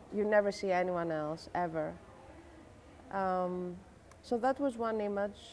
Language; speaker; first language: English; non-native, fluent; Greek